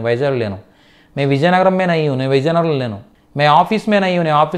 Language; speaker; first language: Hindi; non-native, local second language; Telugu